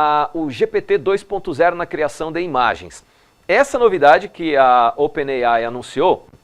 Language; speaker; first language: Portuguese; native; Portuguese